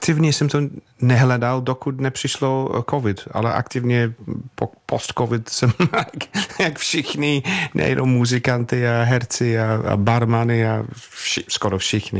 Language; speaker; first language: Czech; non-native, learner; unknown